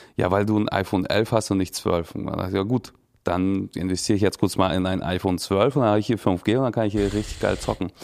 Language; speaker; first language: German; native; German